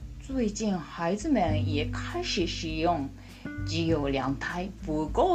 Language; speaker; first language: Chinese; non-native, fluent; Japanese